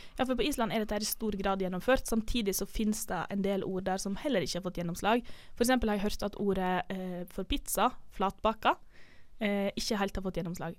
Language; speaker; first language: Norwegian; native; Norwegian